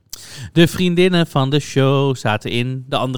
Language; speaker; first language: Dutch; native; Dutch